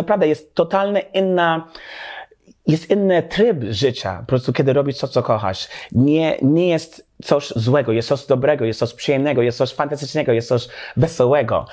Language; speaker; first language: Polish; non-native, learner; English